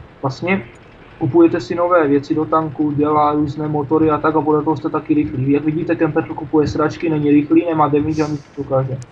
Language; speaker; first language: Czech; native; Czech